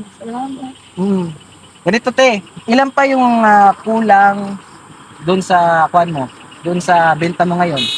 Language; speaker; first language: Filipino; non-native, local second language; Waray